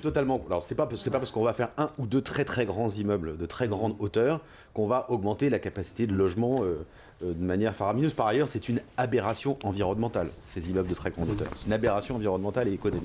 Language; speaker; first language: French; native; French